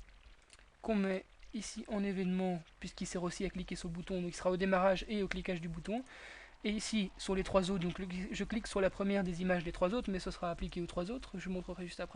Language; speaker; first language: French; native; French